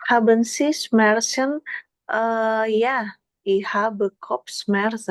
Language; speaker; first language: German; non-native, learner; Indonesian